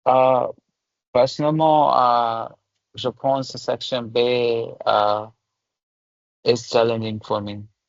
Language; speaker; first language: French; non-native, learner; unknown